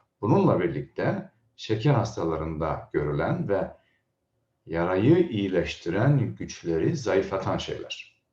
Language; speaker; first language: Turkish; native; Turkish